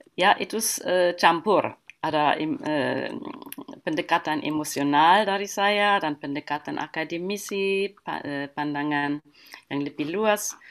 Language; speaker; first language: Indonesian; non-native, fluent; German